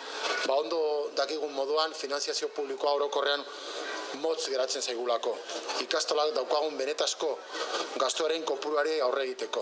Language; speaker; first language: Basque; native; Basque